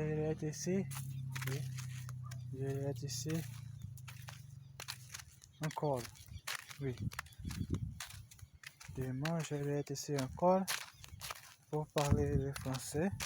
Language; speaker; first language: French; non-native, learner; Portuguese